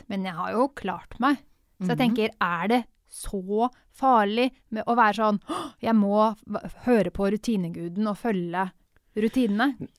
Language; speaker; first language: Norwegian; native; Norwegian